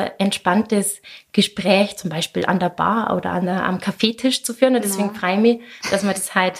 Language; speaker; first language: German; native; German